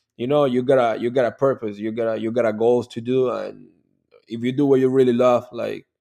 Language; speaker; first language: English; non-native, learner; Spanish